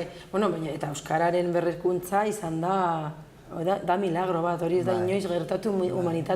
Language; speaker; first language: Basque; non-native, local second language; Spanish